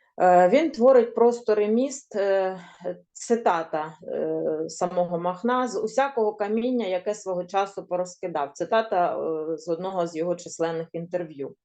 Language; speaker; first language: Ukrainian; native; Ukrainian